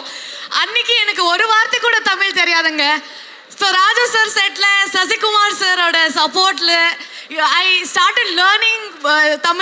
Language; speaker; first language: Tamil; non-native, local second language; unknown